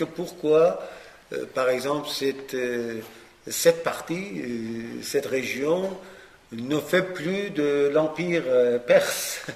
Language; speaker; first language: French; non-native, fluent; Persian